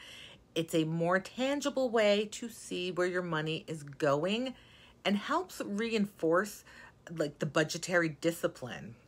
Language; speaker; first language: English; native; English